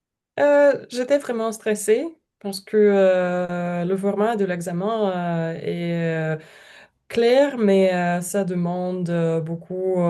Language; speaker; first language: French; non-native, learner; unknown